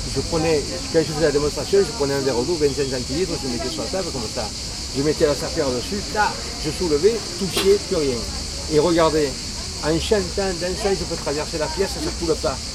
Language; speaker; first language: French; native; French